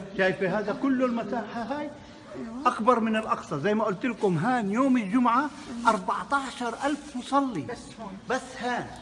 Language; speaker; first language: Arabic; native; Arabic